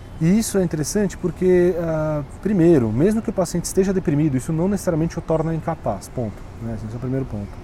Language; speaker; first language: Portuguese; native; Portuguese